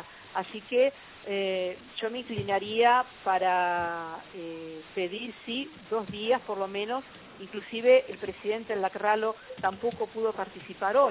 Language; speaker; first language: Spanish; native; Spanish